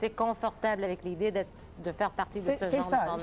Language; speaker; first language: French; native; French